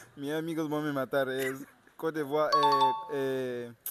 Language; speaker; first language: Spanish; non-native, learner; Portuguese